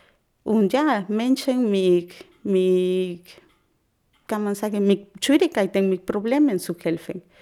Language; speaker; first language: German; non-native, learner; Spanish